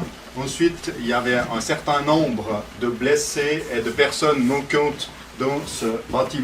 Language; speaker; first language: French; native; French